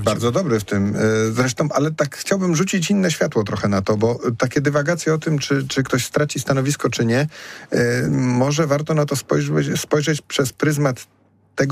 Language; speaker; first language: Polish; native; Polish